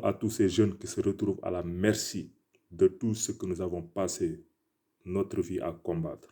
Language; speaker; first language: French; non-native, local second language; Wolof